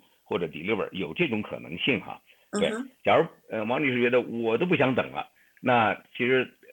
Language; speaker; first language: Chinese; native; Chinese